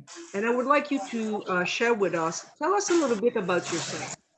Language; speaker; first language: English; non-native, fluent; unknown